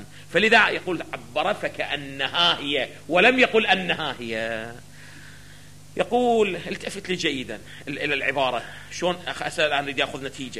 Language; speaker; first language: Arabic; native; Arabic